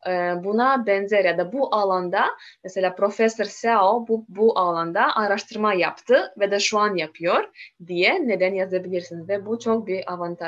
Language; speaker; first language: Turkish; non-native, learner; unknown